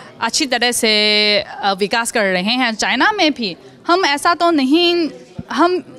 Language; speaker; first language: Hindi; non-native, fluent; Chinese